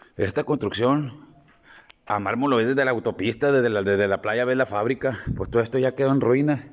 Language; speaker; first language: Spanish; native; Spanish